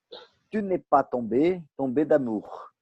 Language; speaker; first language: French; non-native, learner; Portuguese